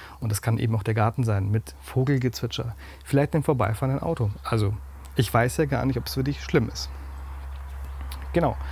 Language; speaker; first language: German; native; German